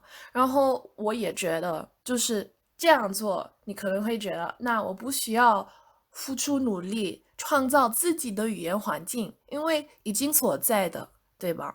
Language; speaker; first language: Chinese; non-native, fluent; English